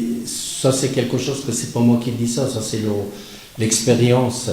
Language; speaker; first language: French; non-native, fluent; Persian